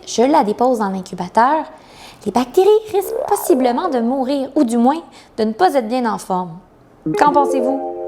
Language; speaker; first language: French; native; French